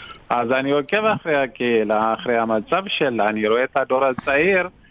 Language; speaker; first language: Hebrew; non-native, fluent; Amharic